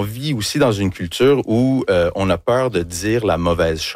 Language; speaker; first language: French; early bilingual, other home language; English